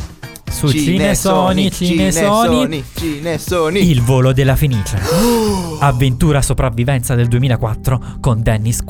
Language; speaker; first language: Italian; native; Italian